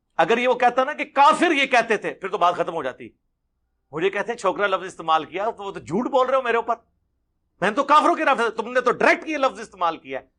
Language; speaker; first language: Urdu; non-native, local second language; Punjabi